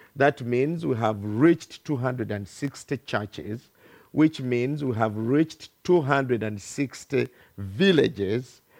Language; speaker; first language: English; non-native, local second language; Ganda